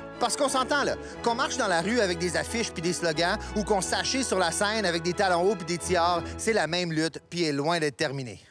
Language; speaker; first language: French; native; French